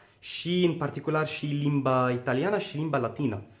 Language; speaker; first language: Romanian; non-native, learner; Arabic